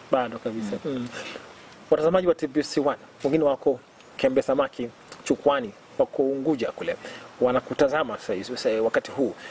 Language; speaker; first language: Swahili; native; Swahili